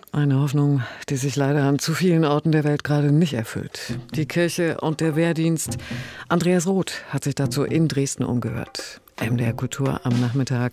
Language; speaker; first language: German; native; German